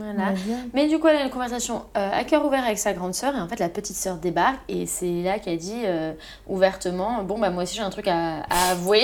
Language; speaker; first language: French; native; French